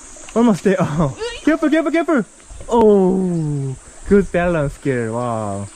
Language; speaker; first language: English; non-native, fluent; Korean